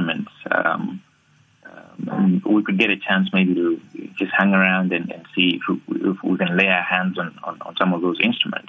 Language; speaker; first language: English; non-native, local second language; Nyanja